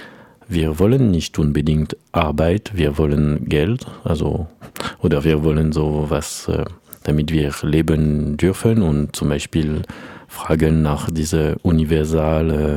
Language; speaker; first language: German; non-native, learner; French